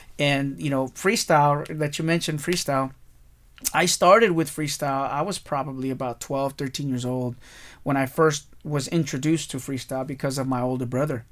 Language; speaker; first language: English; early bilingual, other home language; Spanish